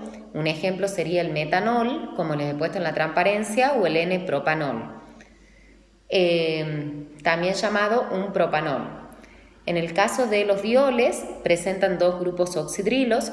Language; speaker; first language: Spanish; native; Spanish